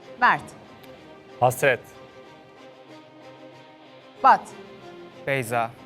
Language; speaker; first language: Turkish; native; Turkish